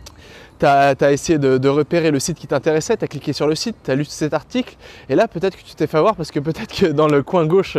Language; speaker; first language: French; native; French